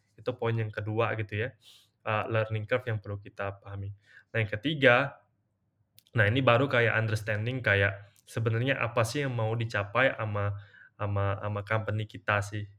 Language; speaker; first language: Indonesian; native; Indonesian